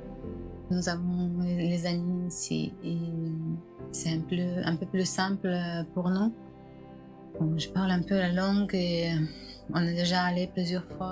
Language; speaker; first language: French; non-native, fluent; Ukrainian